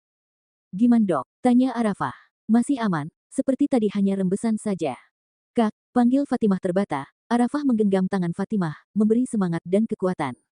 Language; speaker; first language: Indonesian; native; Indonesian